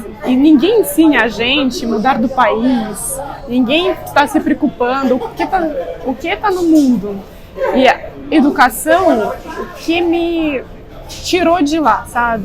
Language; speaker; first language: Portuguese; non-native, fluent; Russian